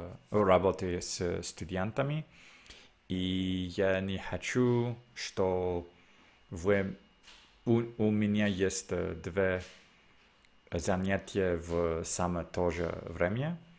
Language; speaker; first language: Russian; non-native, learner; Spanish